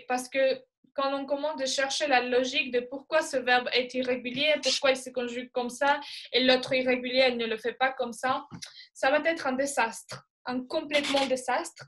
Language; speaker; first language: French; non-native, fluent; Spanish